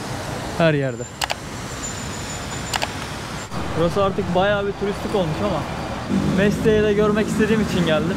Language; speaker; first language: Turkish; native; Turkish